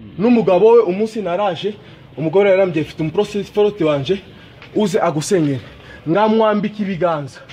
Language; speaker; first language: Kinyarwanda; non-native, fluent; Swahili